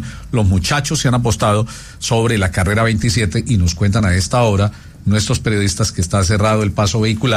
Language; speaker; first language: Spanish; native; Spanish